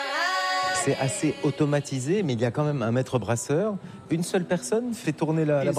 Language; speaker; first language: French; native; French